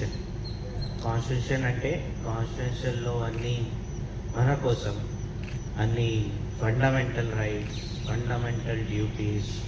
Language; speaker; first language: Telugu; non-native, learner; Hindi